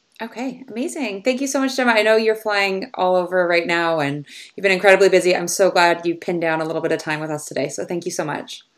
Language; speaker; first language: English; native; English